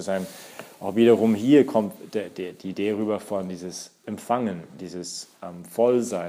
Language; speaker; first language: German; native; German